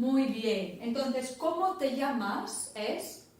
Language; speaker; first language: Spanish; non-native, fluent; English